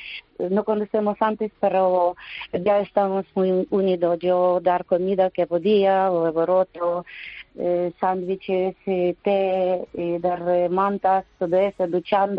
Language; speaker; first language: Spanish; non-native, learner; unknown